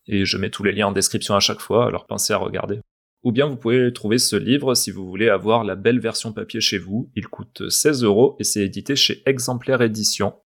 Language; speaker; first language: French; native; French